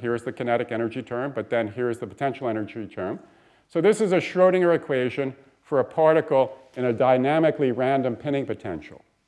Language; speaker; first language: English; native; English